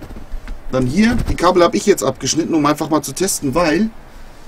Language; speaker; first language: German; native; German